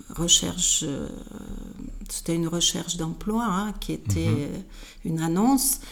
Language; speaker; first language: French; non-native, fluent; Hungarian